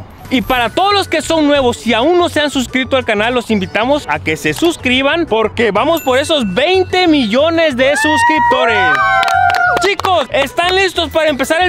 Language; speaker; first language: Spanish; native; Spanish